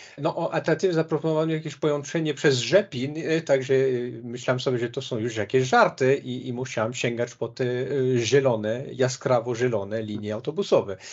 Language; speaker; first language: Polish; non-native, fluent; French